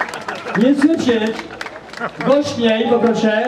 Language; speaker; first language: Polish; non-native, learner; French